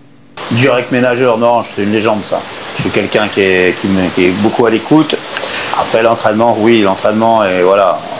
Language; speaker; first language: French; native; French